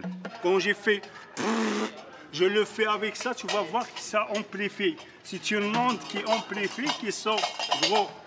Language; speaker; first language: French; non-native, local second language; Arabic